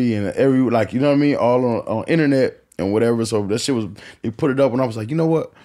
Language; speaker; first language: English; native; English